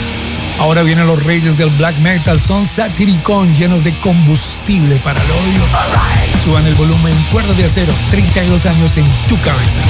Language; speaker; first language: Spanish; native; Spanish